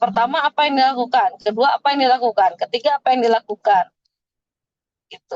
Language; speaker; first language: Indonesian; native; Indonesian